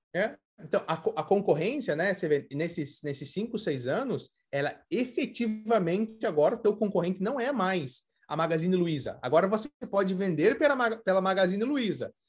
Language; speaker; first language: Portuguese; native; Portuguese